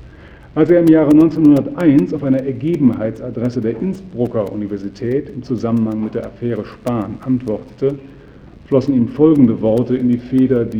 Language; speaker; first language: German; native; German